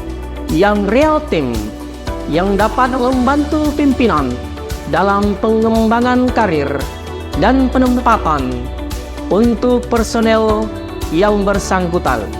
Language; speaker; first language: Indonesian; native; Indonesian